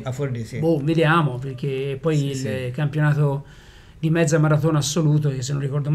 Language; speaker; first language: Italian; native; Italian